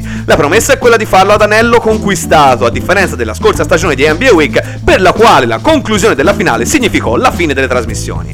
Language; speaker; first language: Italian; native; Italian